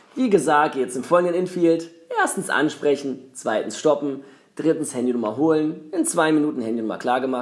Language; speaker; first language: German; native; German